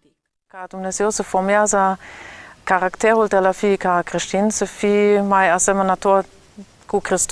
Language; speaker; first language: Romanian; non-native, learner; German